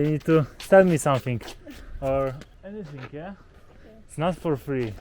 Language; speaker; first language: English; non-native, learner; Polish